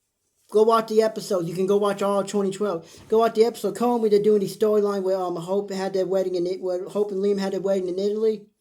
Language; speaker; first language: English; native; English